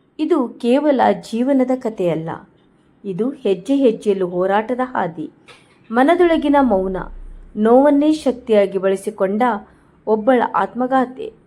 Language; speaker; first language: Kannada; non-native, local second language; Konkani